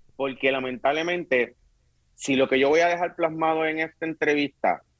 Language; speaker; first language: Spanish; native; Spanish